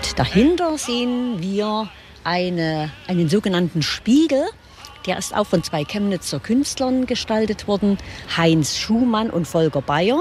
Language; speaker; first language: German; native; German